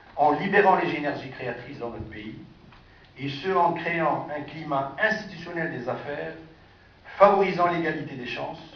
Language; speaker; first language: French; non-native, local second language; Arabic